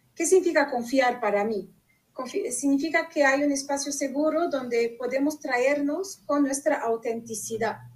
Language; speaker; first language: Spanish; non-native, fluent; Arabic